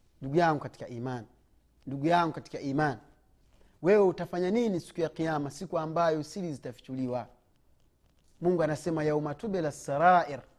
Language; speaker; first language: Swahili; native; Swahili